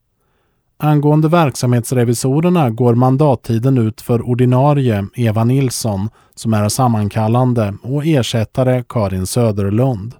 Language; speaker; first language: Swedish; native; Swedish